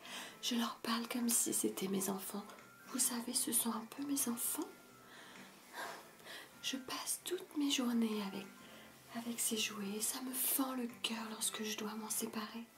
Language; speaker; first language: French; native; French